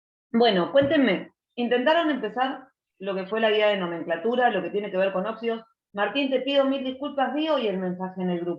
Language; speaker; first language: Spanish; native; Spanish